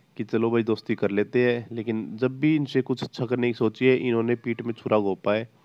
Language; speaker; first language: Hindi; native; Hindi